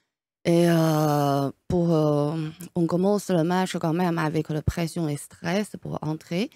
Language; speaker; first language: French; non-native, learner; Chinese